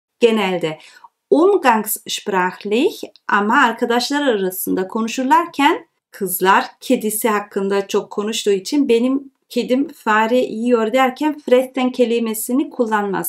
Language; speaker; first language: Turkish; early bilingual, heritage; Turkish